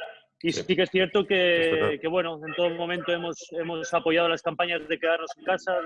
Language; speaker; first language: Spanish; native; Spanish